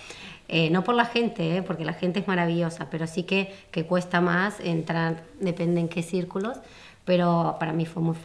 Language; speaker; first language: Spanish; native; Spanish